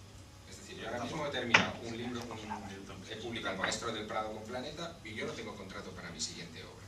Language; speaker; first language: Spanish; native; Spanish